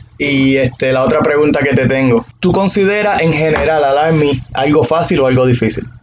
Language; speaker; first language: Spanish; native; Spanish